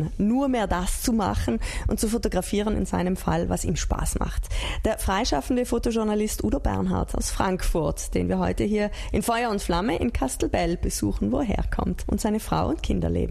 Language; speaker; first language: German; native; German